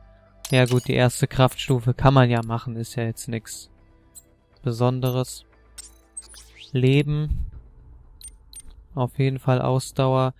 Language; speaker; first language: German; native; German